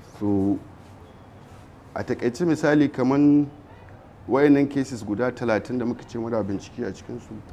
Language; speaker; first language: Hausa; native; Hausa